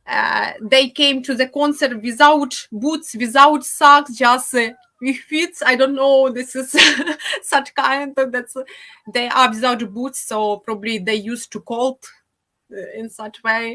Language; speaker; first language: English; non-native, fluent; Ukrainian